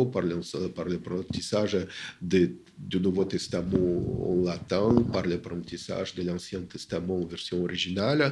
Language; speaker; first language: French; non-native, fluent; Russian